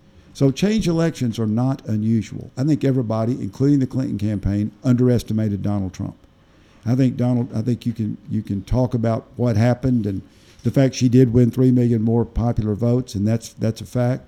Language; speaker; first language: English; native; English